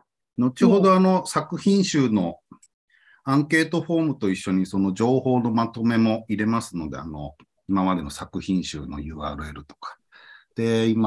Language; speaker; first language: Japanese; native; Japanese